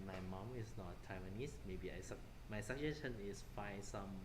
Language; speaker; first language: English; non-native, fluent; Thai